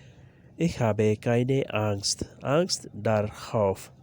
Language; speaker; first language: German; non-native, learner; Urdu